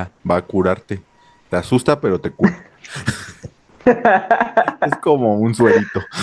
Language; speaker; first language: Spanish; native; Spanish